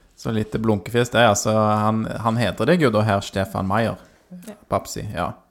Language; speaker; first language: Norwegian; native; Norwegian